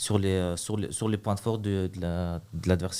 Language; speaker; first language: French; early bilingual, other home language; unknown